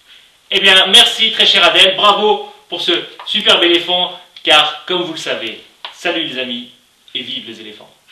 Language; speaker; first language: French; native; French